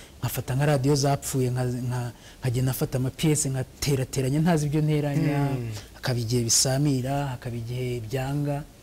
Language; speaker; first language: Kinyarwanda; early bilingual, heritage; Kinyarwanda